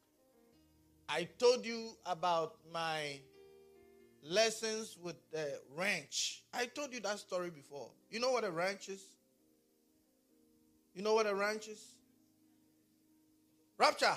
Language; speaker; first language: English; non-native, local second language; Akan